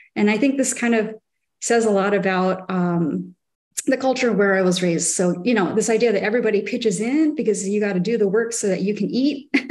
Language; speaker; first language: English; native; English